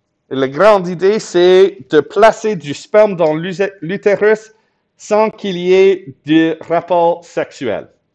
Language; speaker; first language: French; non-native, fluent; English